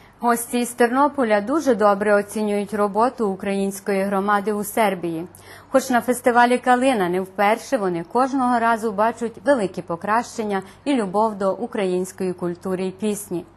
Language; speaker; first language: Ukrainian; early bilingual, heritage; Ukrainian